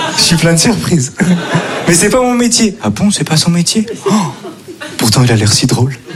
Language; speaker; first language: French; native; French